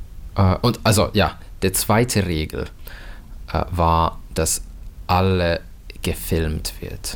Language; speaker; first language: German; non-native, fluent; Finnish